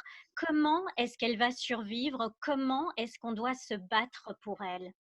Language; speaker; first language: French; native; French